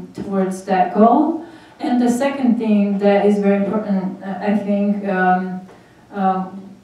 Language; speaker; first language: English; non-native, fluent; Armenian